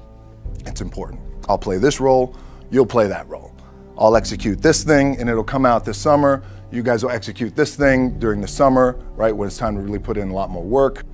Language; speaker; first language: English; native; English